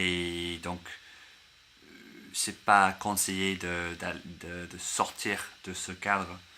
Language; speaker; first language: French; non-native, learner; English